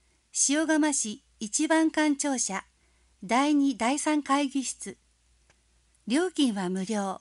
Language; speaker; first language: Japanese; native; Japanese